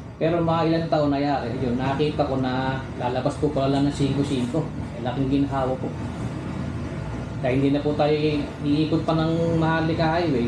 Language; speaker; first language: Filipino; native; Filipino